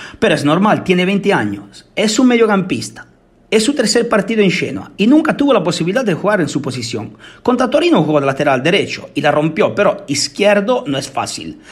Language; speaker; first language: Spanish; non-native, fluent; Italian